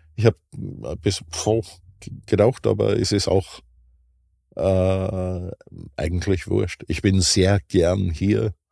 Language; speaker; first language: German; non-native, fluent; English